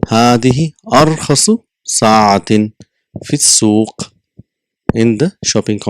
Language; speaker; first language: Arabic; non-native, fluent; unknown